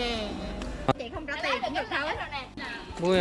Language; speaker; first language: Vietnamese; non-native, learner; Korean